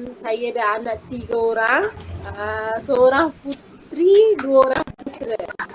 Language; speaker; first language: Malay; non-native, local second language; Tamil